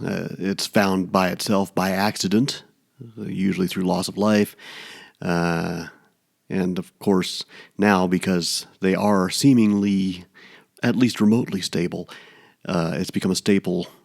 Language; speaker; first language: English; native; English